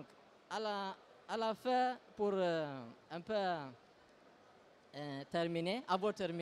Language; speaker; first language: French; non-native, learner; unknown